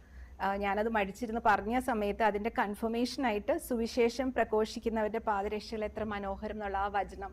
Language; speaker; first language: Malayalam; native; Malayalam